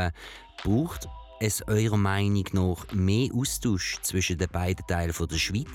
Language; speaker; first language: German; native; German